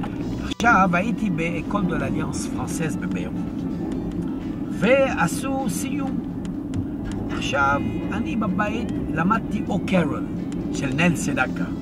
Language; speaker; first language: Hebrew; non-native, fluent; French